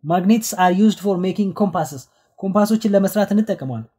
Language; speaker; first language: English; non-native, local second language; Amharic